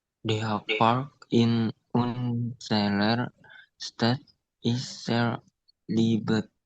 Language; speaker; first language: German; non-native, learner; Indonesian